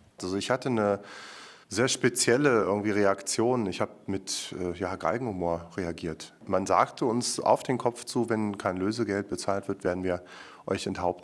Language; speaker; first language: German; native; German